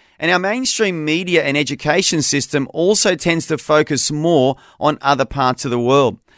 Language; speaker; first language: English; native; English